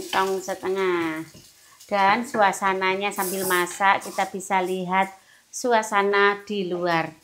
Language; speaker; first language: Indonesian; non-native, local second language; Javanese